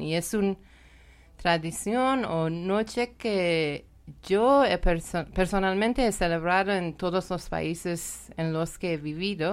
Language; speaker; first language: Spanish; non-native, learner; Persian